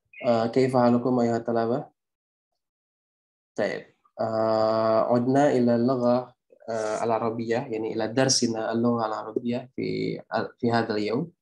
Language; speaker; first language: Arabic; non-native, fluent; Indonesian